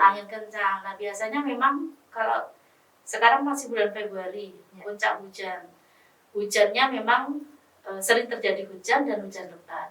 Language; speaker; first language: Indonesian; native; Indonesian